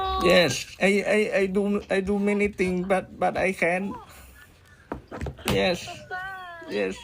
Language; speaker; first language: English; non-native, learner; Thai